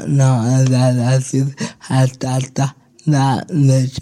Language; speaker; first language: Catalan; non-native, local second language; Spanish